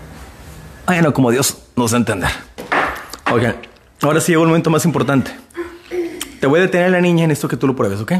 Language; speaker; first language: Spanish; native; Spanish